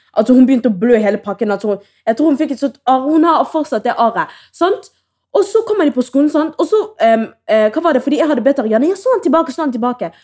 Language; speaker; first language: Norwegian; early bilingual, other home language; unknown